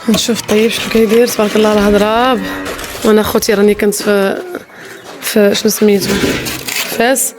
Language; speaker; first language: Arabic; native; Arabic